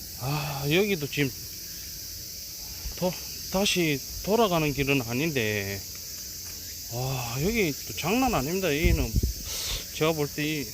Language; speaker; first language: Korean; native; Korean